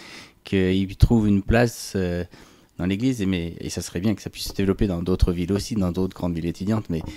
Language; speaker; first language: French; native; French